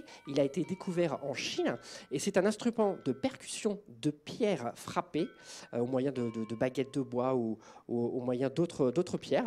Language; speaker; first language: French; native; French